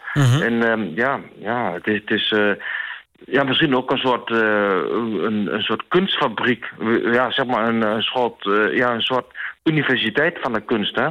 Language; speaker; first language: Dutch; native; Dutch